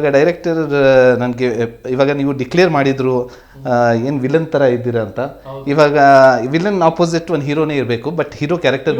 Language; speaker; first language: Kannada; non-native, local second language; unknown